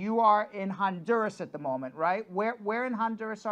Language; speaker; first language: English; native; English